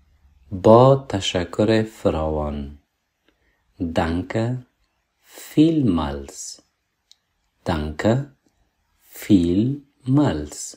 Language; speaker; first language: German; non-native, fluent; Persian